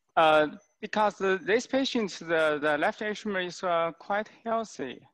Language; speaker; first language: English; non-native, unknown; Chinese